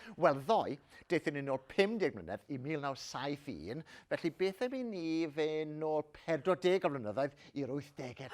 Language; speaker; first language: Welsh; native; Welsh